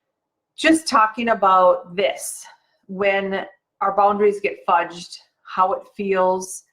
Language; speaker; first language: English; native; English